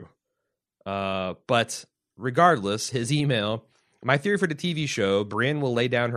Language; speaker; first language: English; native; English